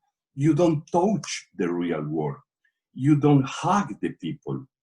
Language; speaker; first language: English; non-native, learner; Portuguese